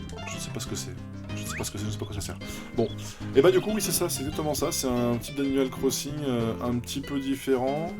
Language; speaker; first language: French; native; French